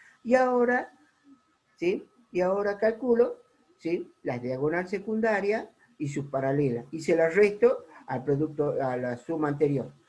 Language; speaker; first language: Spanish; native; Spanish